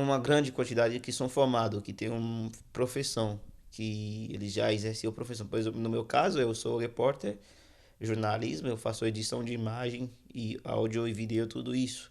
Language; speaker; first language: Portuguese; non-native, fluent; Haitian Creole